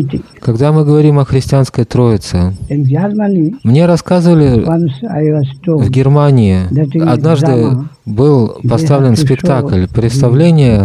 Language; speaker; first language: Russian; native; Russian